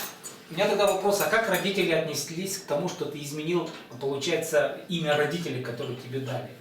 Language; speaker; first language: Russian; native; Russian